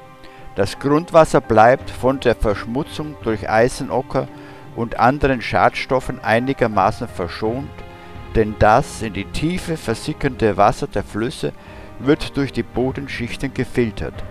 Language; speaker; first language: German; native; German